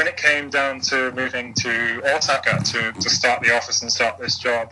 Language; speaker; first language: English; native; English